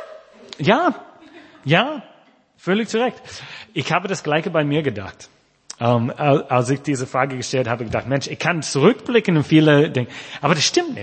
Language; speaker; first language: German; non-native, fluent; English